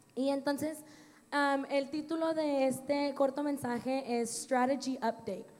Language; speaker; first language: Spanish; early bilingual, other home language; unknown